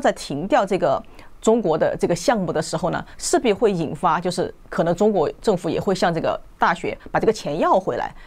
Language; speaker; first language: Chinese; native; Chinese